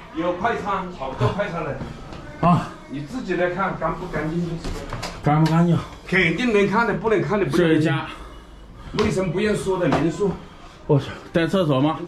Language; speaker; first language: Chinese; native; Chinese